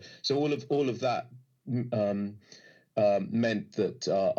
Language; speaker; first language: English; native; English